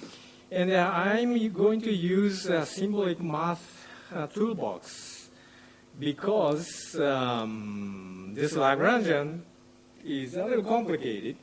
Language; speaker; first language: English; non-native, fluent; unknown